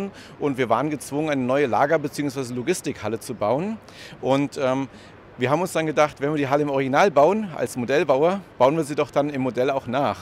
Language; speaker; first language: German; native; German